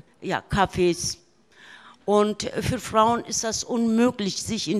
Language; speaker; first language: German; early bilingual, other home language; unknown